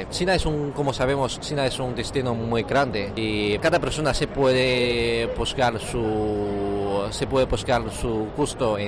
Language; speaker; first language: Spanish; non-native, fluent; Chinese